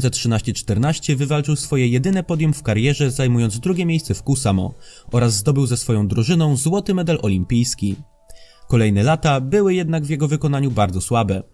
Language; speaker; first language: Polish; native; Polish